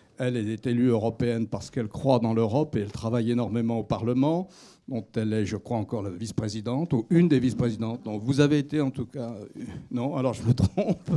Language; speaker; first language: French; native; French